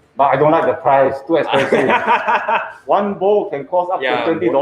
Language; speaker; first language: English; non-native, fluent; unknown